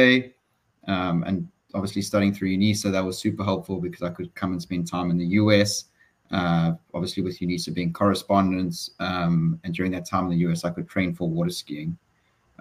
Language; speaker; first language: English; native; English